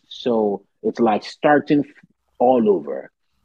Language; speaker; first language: English; non-native, local second language; Yoruba